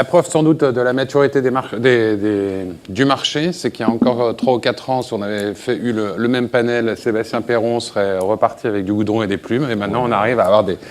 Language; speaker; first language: French; native; French